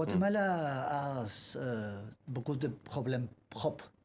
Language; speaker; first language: French; non-native, learner; Spanish